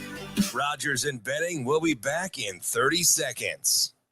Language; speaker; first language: English; native; English